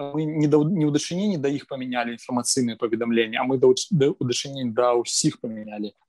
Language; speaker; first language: Belarusian; non-native, local second language; Russian